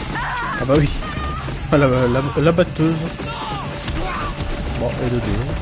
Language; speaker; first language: French; native; French